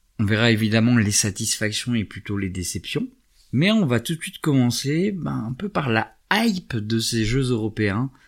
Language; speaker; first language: French; native; French